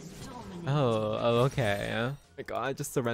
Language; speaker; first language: English; native; English